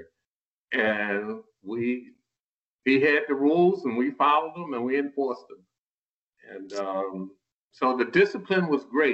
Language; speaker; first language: English; native; English